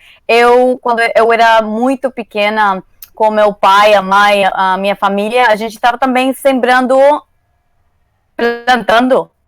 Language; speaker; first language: Portuguese; non-native, learner; Spanish